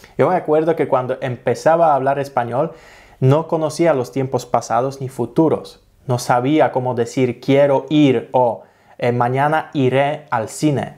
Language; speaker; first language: Spanish; non-native, fluent; Polish